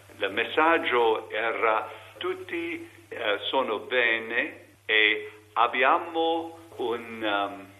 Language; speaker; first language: Italian; non-native, learner; English